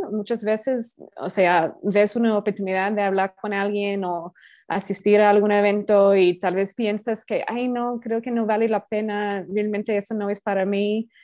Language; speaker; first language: Spanish; non-native, fluent; English